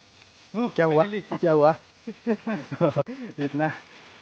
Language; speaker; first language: Hindi; non-native, local second language; Karbi